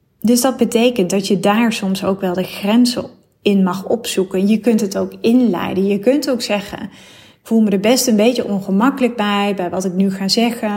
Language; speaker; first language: Dutch; native; Dutch